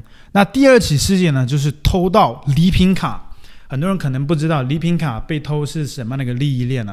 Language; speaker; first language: Chinese; native; Chinese